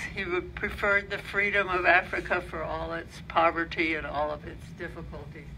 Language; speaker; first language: English; native; English